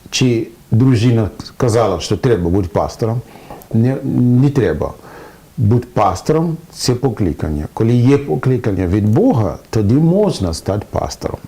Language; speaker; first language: Ukrainian; non-native, fluent; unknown